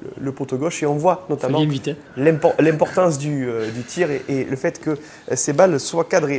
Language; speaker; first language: French; native; French